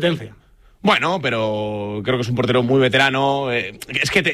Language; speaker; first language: Spanish; native; Spanish